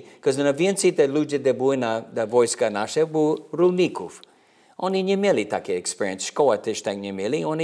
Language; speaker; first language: Polish; early bilingual, heritage; English